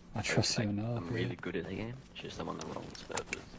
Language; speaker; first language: English; native; English